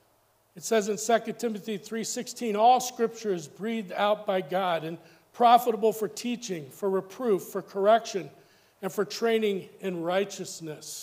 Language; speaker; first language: English; native; English